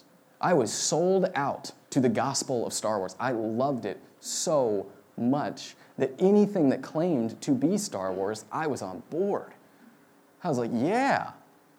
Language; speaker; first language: English; native; English